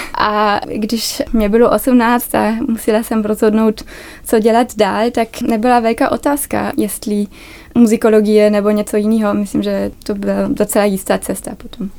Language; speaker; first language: Czech; early bilingual, other home language; German